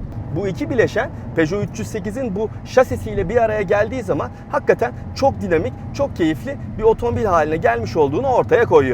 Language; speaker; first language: Turkish; native; Turkish